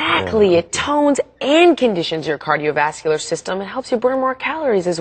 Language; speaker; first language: English; native; English